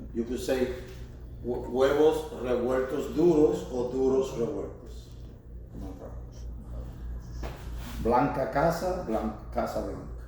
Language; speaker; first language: Spanish; non-native, learner; English